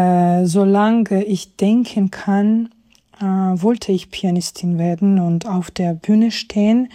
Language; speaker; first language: German; non-native, fluent; Georgian